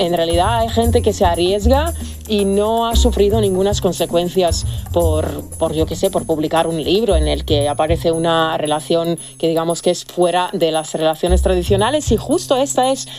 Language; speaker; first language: Spanish; non-native, fluent; Serbian